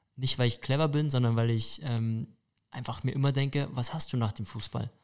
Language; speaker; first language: German; native; German